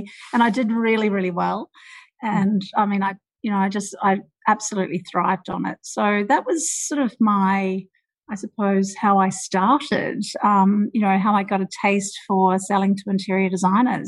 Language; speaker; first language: English; native; English